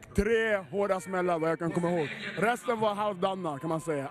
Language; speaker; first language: Swedish; early bilingual, other home language; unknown